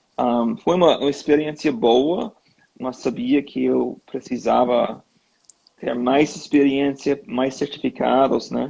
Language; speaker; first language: Portuguese; non-native, learner; English